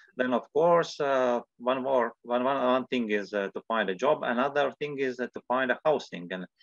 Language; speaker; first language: English; non-native, fluent; Latvian